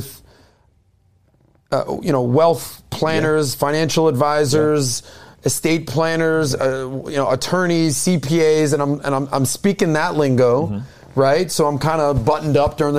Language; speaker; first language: English; native; English